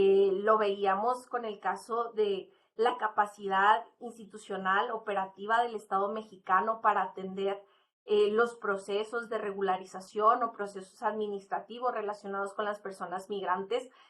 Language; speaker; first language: Spanish; native; Spanish